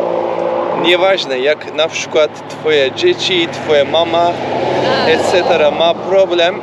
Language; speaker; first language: Polish; non-native, learner; Turkish